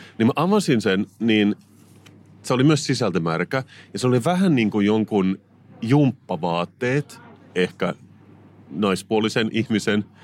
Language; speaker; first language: Finnish; non-native, local second language; Swedish